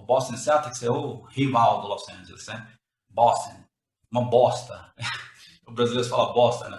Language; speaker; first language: Portuguese; non-native, learner; English